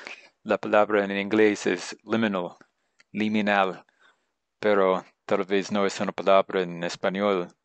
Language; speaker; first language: Spanish; non-native, learner; English